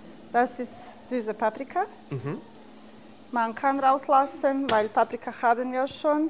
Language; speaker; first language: German; non-native, fluent; Serbian